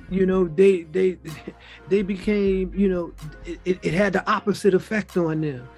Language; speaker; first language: English; native; English